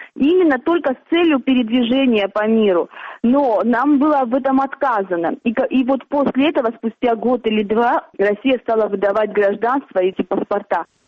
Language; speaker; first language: Russian; native; Russian